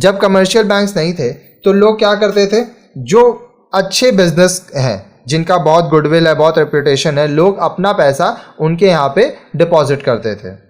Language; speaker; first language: Hindi; native; Hindi